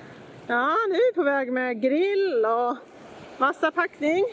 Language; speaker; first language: Swedish; native; Swedish